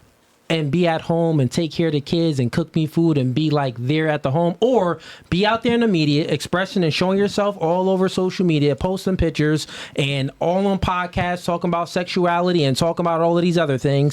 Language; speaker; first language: English; native; English